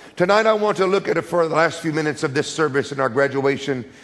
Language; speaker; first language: English; native; English